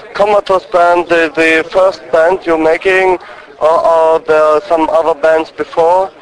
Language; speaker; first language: English; non-native, learner; German